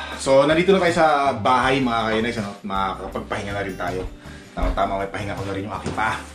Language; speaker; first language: Filipino; native; Filipino